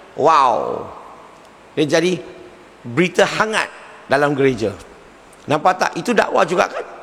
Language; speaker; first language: Malay; non-native, local second language; Chinese